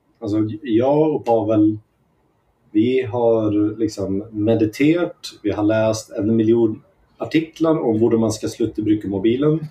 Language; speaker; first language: Swedish; native; Swedish